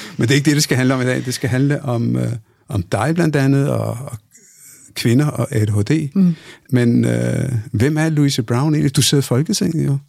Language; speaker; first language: Danish; early bilingual, other home language; Punjabi